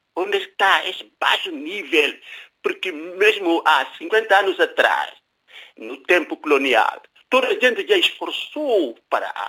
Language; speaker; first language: Portuguese; non-native, local second language; Upper Guinea Crioulo